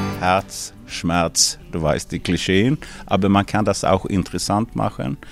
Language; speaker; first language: German; non-native, learner; Swedish